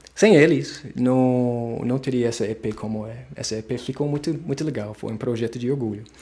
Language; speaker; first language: Portuguese; non-native, fluent; English